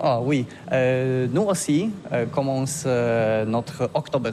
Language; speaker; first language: French; non-native, learner; Polish